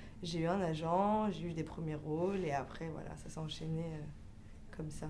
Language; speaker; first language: French; early bilingual, other home language; Arabic